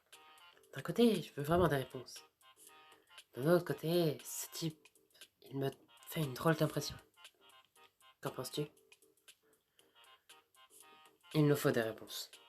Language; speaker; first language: French; native; French